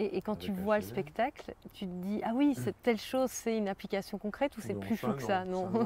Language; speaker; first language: French; native; French